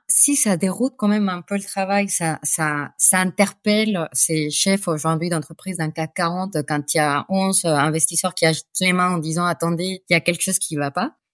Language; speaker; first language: French; non-native, fluent; Spanish